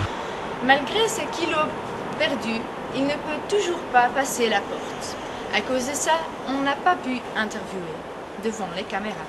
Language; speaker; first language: French; non-native, learner; Dutch